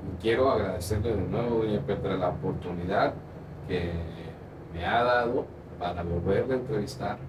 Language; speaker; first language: Spanish; native; Spanish